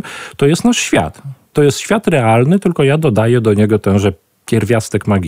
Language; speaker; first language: Polish; native; Polish